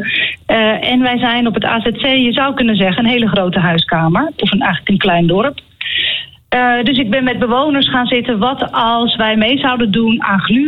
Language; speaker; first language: Dutch; native; Dutch